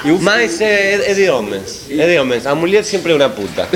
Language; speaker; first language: Portuguese; non-native, learner; Spanish